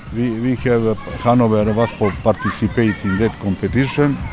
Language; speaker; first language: English; non-native, learner; Serbian